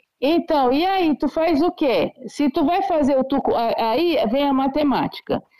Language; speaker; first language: Portuguese; native; Portuguese